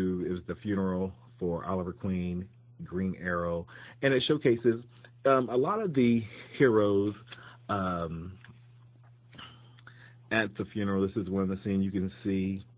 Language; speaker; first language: English; native; English